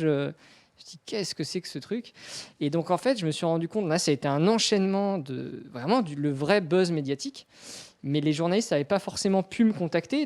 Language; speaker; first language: French; native; French